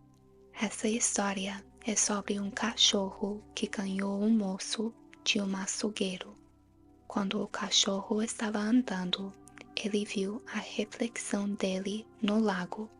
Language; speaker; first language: Portuguese; non-native, fluent; English